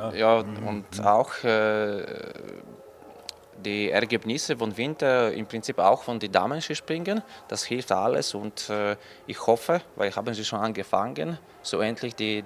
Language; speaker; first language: German; non-native, learner; Polish